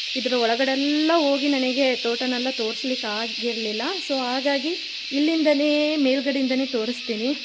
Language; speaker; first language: Kannada; non-native, local second language; Kodava